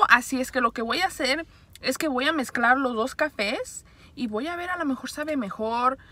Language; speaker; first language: Spanish; early bilingual, heritage; Spanish